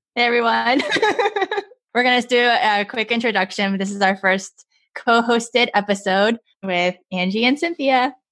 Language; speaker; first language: English; early bilingual, other home language; Chinese